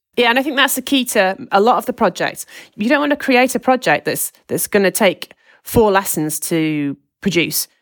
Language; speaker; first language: English; native; English